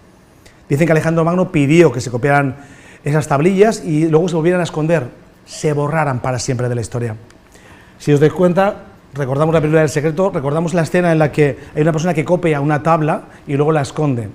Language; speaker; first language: Spanish; native; Spanish